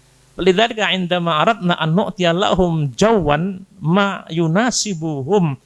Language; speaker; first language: Arabic; non-native, fluent; Indonesian